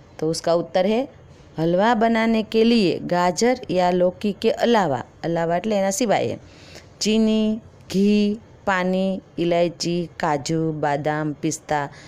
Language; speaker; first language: Hindi; non-native, local second language; Gujarati